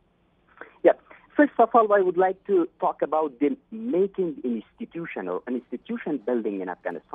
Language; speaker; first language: English; non-native, fluent; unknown